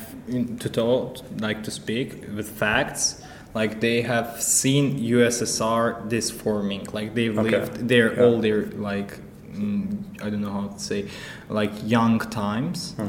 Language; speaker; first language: English; non-native, fluent; Azerbaijani